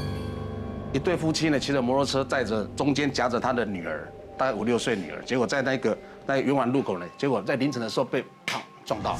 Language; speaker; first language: Chinese; native; Chinese